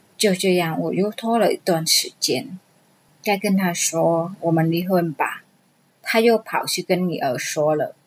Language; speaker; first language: Chinese; non-native, fluent; Vietnamese